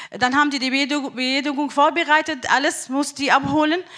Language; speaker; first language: German; non-native, learner; Arabic